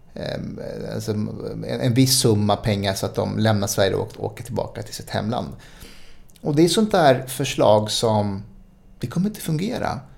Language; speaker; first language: Swedish; early bilingual, other home language; Spanish